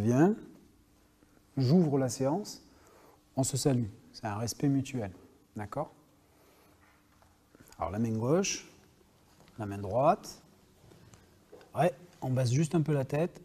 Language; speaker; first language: French; native; French